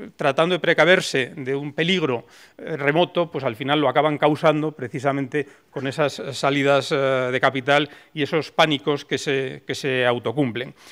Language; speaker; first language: Spanish; native; Spanish